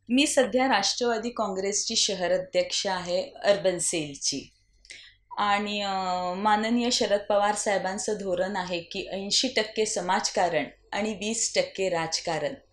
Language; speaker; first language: Marathi; native; Marathi